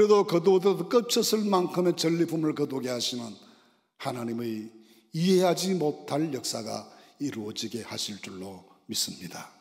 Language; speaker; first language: Korean; native; Korean